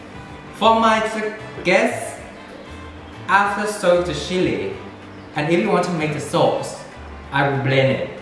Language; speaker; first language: English; non-native, fluent; Thai